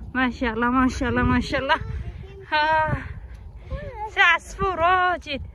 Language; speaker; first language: Arabic; non-native, learner; Bangla